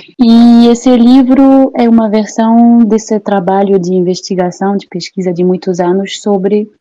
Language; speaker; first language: Portuguese; non-native, fluent; French